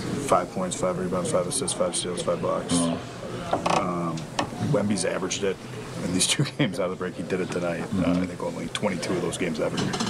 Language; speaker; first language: English; native; English